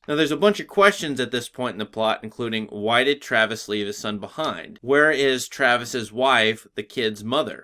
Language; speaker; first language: English; native; English